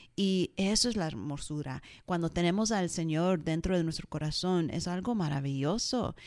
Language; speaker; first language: Spanish; early bilingual, heritage; Spanish